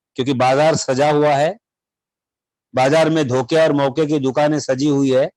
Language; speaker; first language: Hindi; non-native, local second language; Marathi